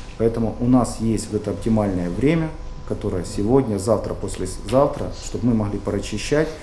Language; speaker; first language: Russian; native; Russian